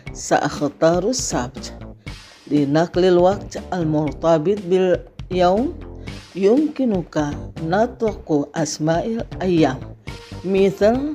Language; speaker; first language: Arabic; non-native, fluent; Indonesian